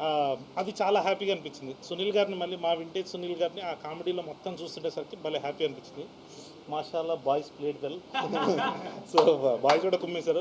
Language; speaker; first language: Telugu; native; Telugu